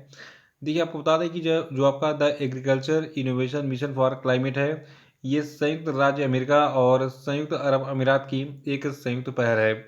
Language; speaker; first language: Hindi; native; Hindi